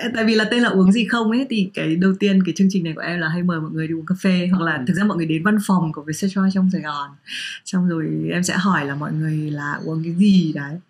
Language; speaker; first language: Vietnamese; native; Vietnamese